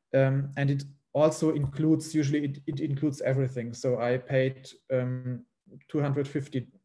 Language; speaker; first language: English; non-native, fluent; German